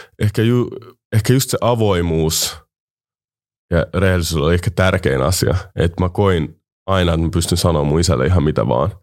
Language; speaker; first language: Finnish; native; Finnish